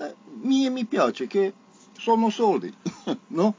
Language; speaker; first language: Italian; non-native, learner; Romanian